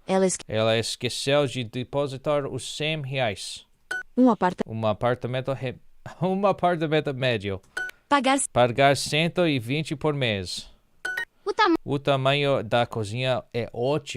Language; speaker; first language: Portuguese; non-native, learner; English